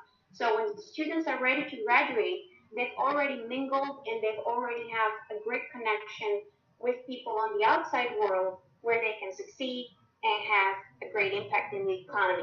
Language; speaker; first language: English; non-native, fluent; Spanish